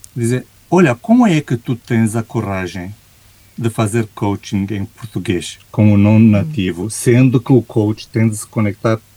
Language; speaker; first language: Portuguese; non-native, fluent; Romanian